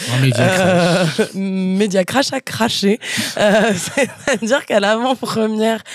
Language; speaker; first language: French; native; French